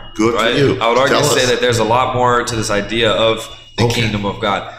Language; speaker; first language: English; native; English